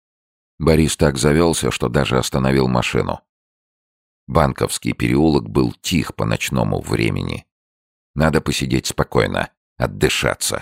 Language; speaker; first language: Russian; native; Russian